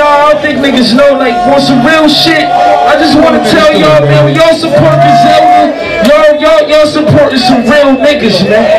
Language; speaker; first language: English; native; English